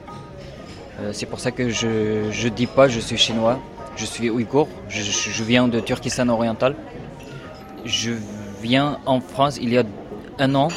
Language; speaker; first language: French; non-native, learner; Uyghur